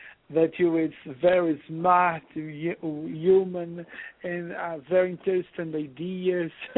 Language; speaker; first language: English; non-native, learner; Portuguese